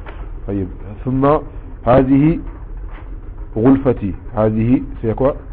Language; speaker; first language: Arabic; non-native, fluent; French